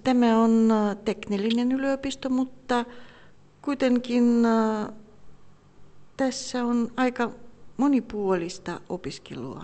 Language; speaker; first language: Finnish; non-native, fluent; Russian